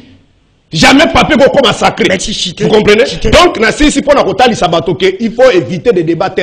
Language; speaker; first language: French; non-native, local second language; Lingala